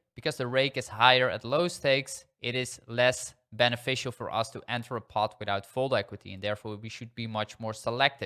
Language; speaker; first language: English; non-native, fluent; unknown